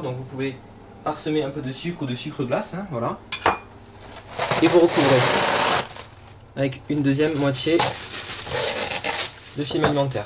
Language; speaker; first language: French; native; French